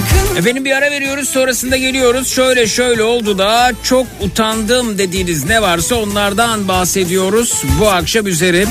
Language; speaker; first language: Turkish; native; Turkish